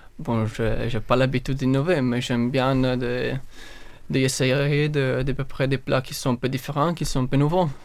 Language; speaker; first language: French; non-native, learner; Italian